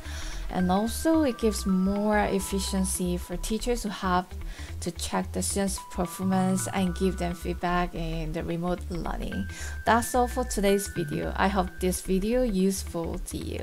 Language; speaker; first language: English; non-native, fluent; Korean